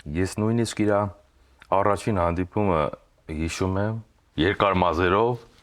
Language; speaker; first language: Armenian; early bilingual, heritage; Armenian